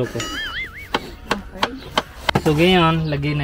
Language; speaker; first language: Filipino; non-native, learner; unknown